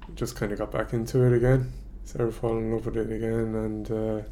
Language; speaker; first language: English; native; English